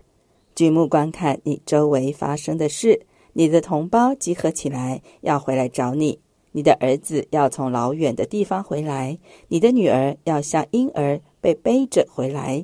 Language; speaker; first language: Chinese; native; Chinese